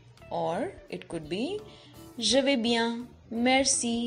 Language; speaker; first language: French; non-native, fluent; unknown